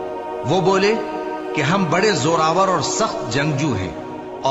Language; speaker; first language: Urdu; native; Urdu